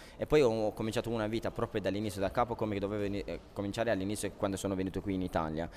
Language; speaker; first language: Italian; non-native, fluent; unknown